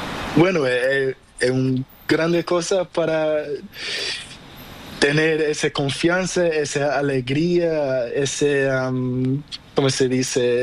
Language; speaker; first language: Spanish; non-native, learner; Portuguese